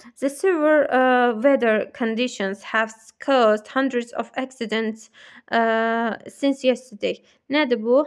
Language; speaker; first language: English; non-native, fluent; Azerbaijani